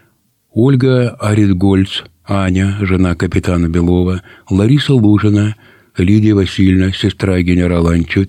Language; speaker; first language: Russian; native; Russian